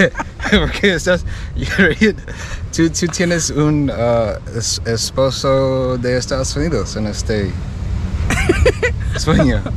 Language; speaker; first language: Spanish; non-native, learner; English